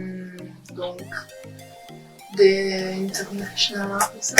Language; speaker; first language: French; non-native, learner; Italian